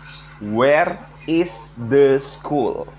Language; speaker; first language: English; non-native, learner; Indonesian